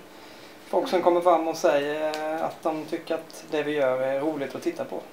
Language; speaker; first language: Swedish; native; Swedish